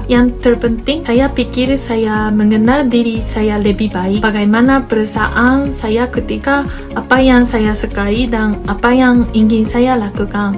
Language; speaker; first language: Indonesian; non-native, learner; Japanese